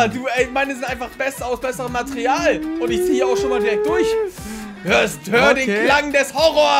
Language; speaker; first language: German; native; German